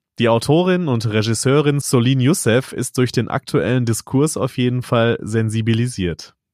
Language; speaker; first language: German; native; German